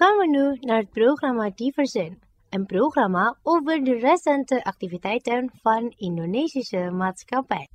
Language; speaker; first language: Dutch; non-native, fluent; Indonesian